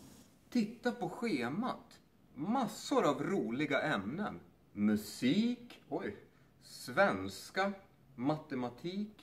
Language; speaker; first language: Swedish; non-native, learner; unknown